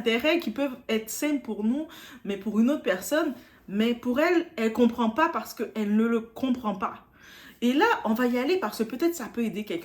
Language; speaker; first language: French; native; French